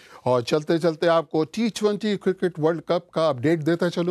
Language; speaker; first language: Urdu; native; Urdu